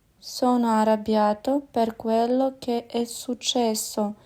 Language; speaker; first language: Italian; non-native, fluent; Ukrainian